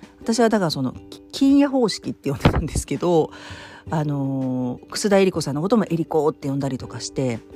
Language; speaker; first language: Japanese; native; Japanese